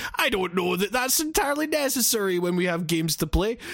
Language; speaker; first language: English; native; English